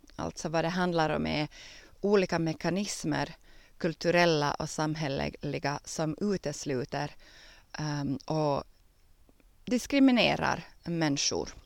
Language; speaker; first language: Swedish; native; Swedish